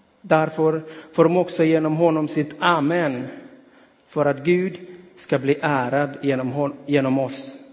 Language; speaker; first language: Swedish; non-native, fluent; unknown